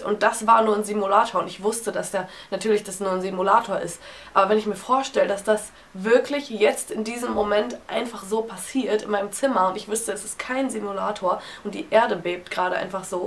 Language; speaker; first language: German; native; German